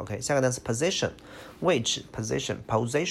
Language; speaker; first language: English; non-native, fluent; Chinese